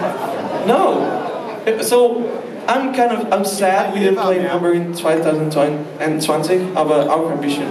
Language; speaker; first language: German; non-native, learner; Dutch